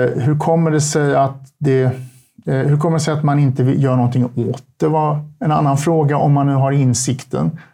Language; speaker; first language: Swedish; early bilingual, other home language; Turkish